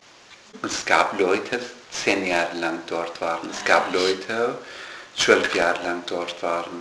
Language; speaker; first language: German; non-native, learner; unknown